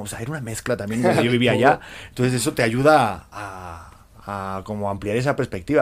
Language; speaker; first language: Spanish; native; Spanish